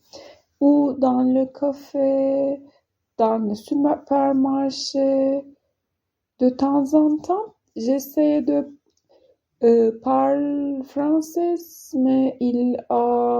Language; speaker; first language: French; non-native, learner; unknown